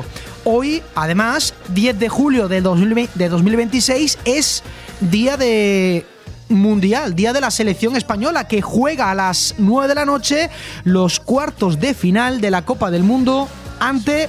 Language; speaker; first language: Spanish; native; Spanish